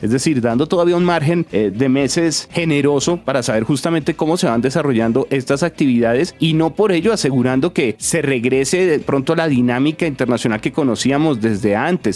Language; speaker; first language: Spanish; native; Spanish